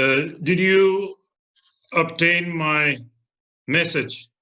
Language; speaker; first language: English; non-native, fluent; Russian